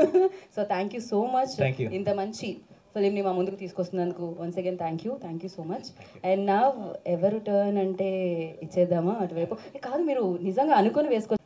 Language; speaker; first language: Telugu; native; Telugu